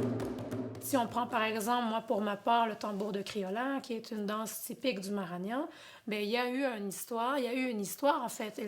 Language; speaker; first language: French; non-native, fluent; Portuguese